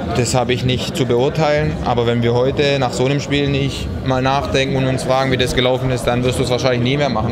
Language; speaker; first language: German; native; German